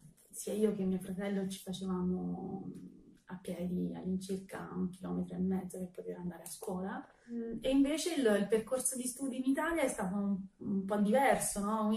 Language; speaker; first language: Italian; early bilingual, other home language; Albanian